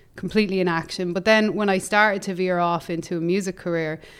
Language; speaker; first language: English; native; English